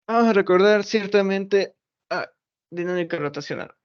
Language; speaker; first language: Spanish; native; Spanish